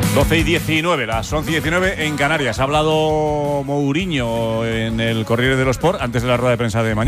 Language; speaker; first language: Spanish; native; Spanish